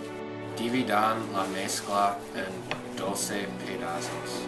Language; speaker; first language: Spanish; non-native, learner; English